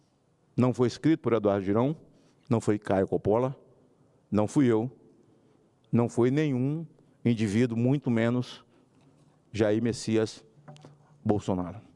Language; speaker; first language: Portuguese; native; Portuguese